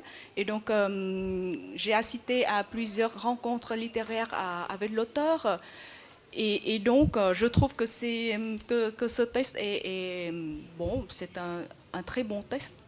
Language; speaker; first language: French; non-native, fluent; Vietnamese